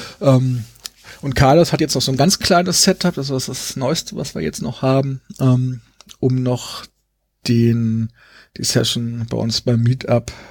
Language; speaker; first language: German; native; German